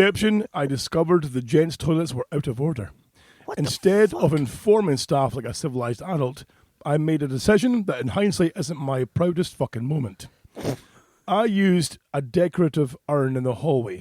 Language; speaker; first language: English; native; English